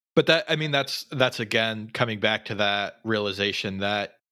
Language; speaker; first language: English; native; English